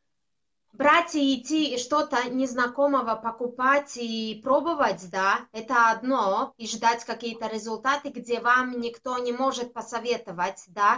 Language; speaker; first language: Russian; non-native, local second language; Latvian